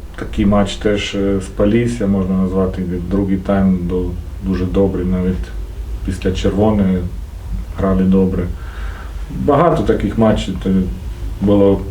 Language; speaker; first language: Ukrainian; non-native, fluent; Croatian